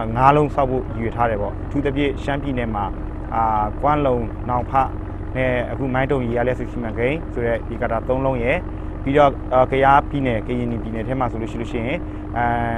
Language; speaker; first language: Burmese; non-native, local second language; Karen languages